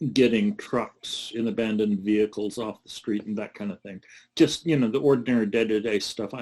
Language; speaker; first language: English; native; English